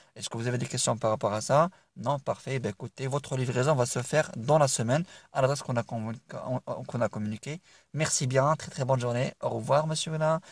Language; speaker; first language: French; non-native, local second language; Arabic